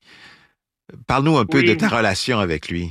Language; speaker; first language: French; native; French